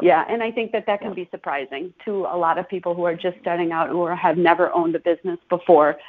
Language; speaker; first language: English; native; English